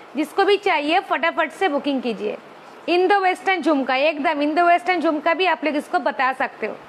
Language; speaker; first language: Hindi; non-native, local second language; Bangla